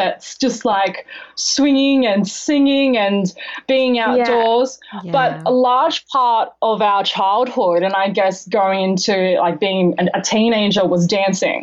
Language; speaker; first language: English; native; English